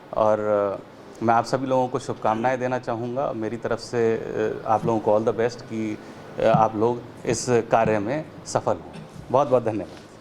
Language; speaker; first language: Hindi; native; Hindi